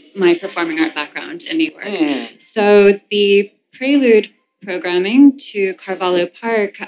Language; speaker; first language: English; native; English